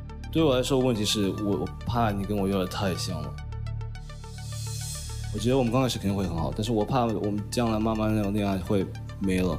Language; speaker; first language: Chinese; early bilingual, heritage; Chinese